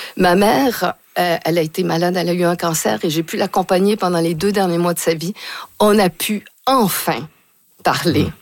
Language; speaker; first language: French; native; French